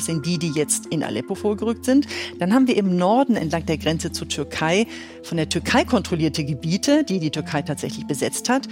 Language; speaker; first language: German; native; German